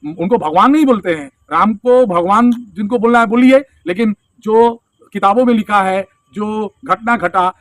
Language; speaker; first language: Hindi; non-native, local second language; Bangla